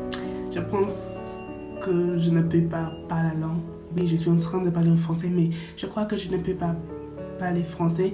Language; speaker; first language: French; non-native, learner; English